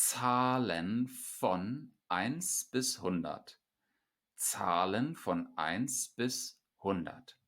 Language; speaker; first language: German; non-native, fluent; English